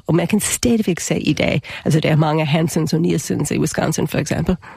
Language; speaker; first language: Danish; non-native, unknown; English